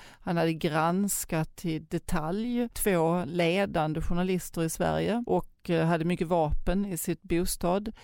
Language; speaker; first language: Swedish; native; Swedish